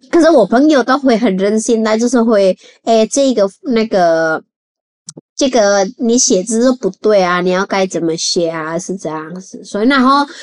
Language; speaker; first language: Chinese; non-native, fluent; Javanese